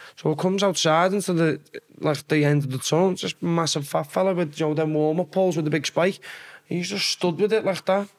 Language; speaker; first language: English; native; English